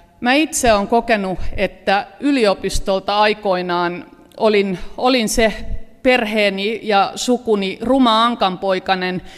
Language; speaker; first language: Finnish; native; Finnish